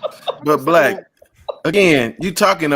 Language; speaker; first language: English; native; English